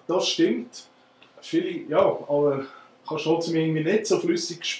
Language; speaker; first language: German; native; German